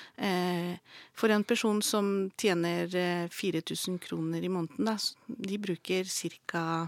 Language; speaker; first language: Norwegian; non-native, fluent; Spanish